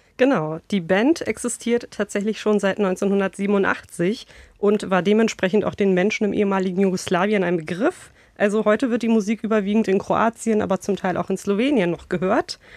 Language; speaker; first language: German; early bilingual, other home language; Bosnian